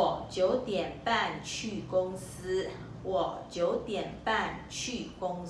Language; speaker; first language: Chinese; non-native, local second language; Malay